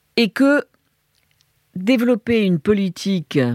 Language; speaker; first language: French; native; French